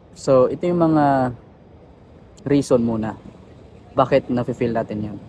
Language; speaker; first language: Filipino; non-native, local second language; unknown